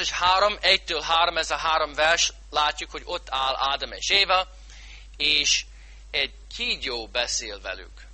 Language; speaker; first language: Hungarian; non-native, fluent; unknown